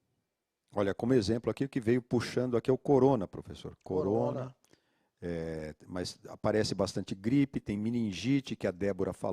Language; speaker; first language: Portuguese; native; Portuguese